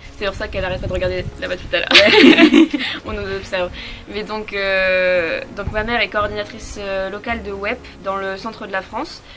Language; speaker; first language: French; native; French